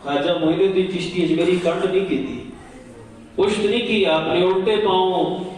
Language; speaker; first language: Urdu; non-native, local second language; Punjabi